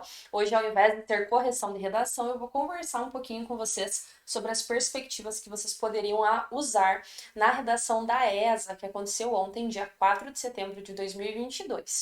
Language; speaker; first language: Portuguese; native; Portuguese